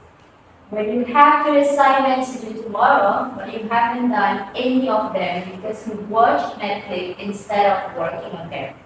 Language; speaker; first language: English; non-native, fluent; Indonesian